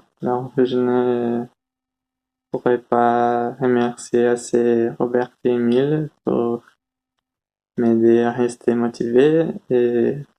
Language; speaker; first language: French; non-native, learner; Portuguese